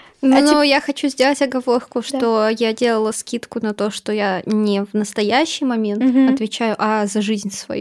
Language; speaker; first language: Russian; native; Russian